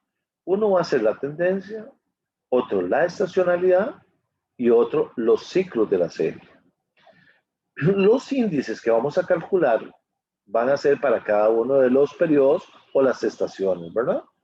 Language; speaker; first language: Spanish; native; Spanish